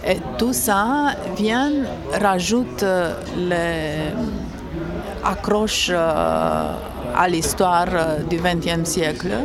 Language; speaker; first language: French; non-native, fluent; Romanian